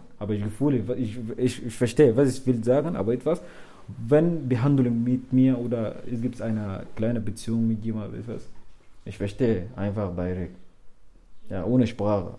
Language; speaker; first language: German; non-native, learner; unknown